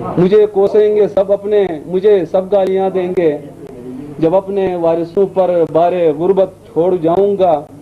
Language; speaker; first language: Urdu; non-native, local second language; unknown